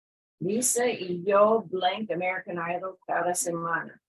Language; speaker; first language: Spanish; non-native, fluent; English